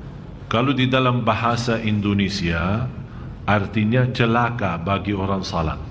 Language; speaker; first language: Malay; non-native, fluent; Arabic